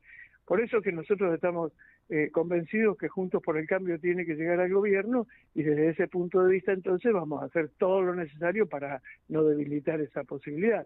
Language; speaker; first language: Spanish; native; Spanish